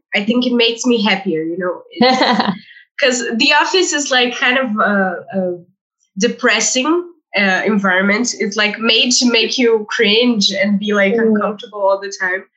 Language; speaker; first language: English; non-native, fluent; Portuguese